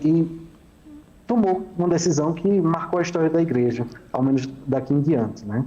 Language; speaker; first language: Portuguese; native; Portuguese